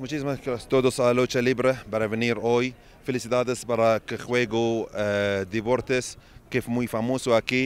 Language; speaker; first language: Spanish; non-native, learner; Arabic